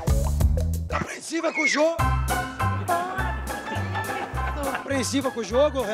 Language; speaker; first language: Portuguese; native; Portuguese